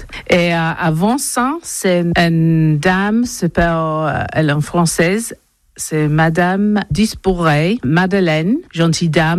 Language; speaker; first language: French; non-native, learner; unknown